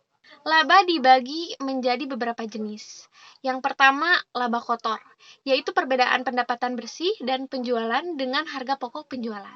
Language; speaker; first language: Indonesian; native; Indonesian